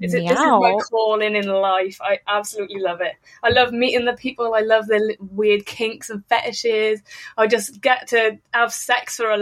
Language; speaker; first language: English; native; English